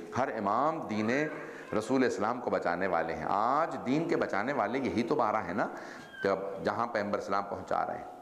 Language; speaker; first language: Urdu; native; Urdu